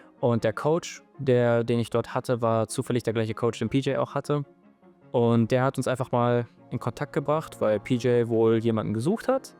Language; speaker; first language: German; native; German